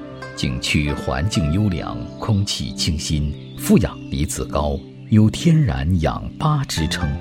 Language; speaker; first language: Chinese; native; Chinese